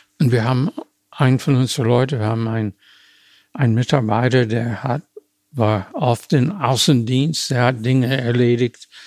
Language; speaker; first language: German; non-native, fluent; English